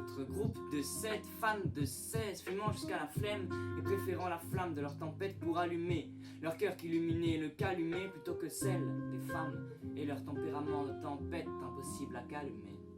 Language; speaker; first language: French; native; French